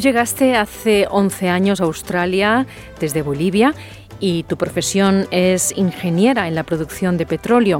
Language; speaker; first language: Spanish; native; Spanish